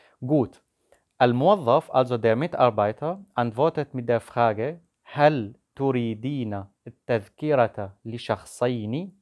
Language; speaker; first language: German; non-native, fluent; Arabic